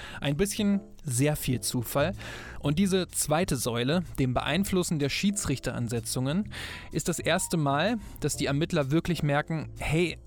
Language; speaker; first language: German; native; German